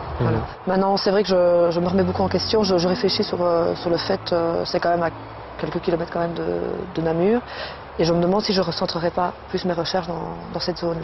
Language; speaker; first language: French; native; French